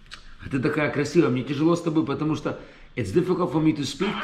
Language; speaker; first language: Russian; native; Russian